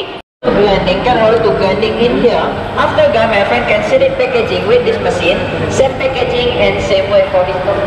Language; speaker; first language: English; non-native, learner; Indonesian